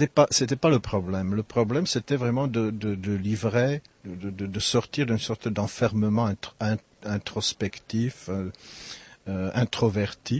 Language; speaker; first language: French; non-native, fluent; Czech